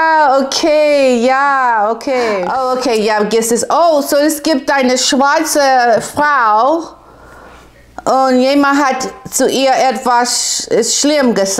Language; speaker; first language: German; non-native, learner; English